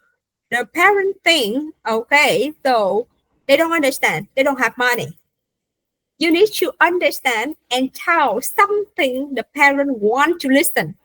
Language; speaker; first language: English; non-native, fluent; Vietnamese